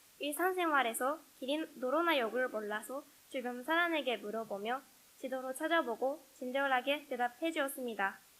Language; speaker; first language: Korean; non-native, learner; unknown